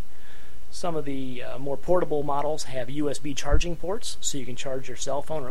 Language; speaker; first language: English; native; English